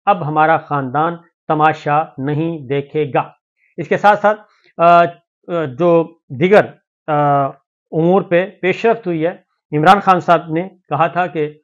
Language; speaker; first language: Urdu; native; Urdu